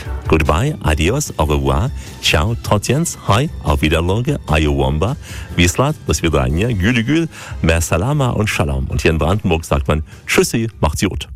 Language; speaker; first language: German; native; German